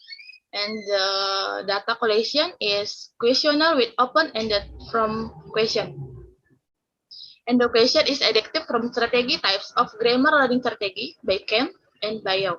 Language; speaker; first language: English; non-native, learner; Indonesian